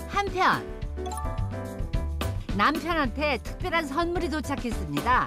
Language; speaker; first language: Korean; native; Korean